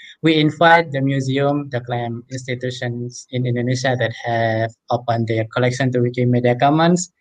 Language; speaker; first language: English; non-native, fluent; Indonesian